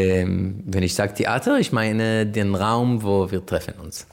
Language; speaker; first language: German; non-native, fluent; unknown